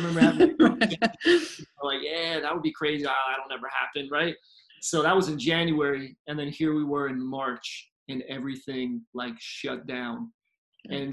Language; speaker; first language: English; native; English